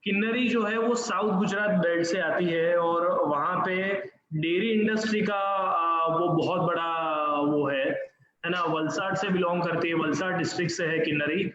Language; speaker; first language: Hindi; non-native, local second language; Gujarati